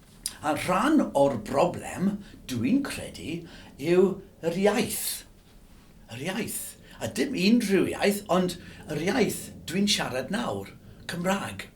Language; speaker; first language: Welsh; non-native, local second language; English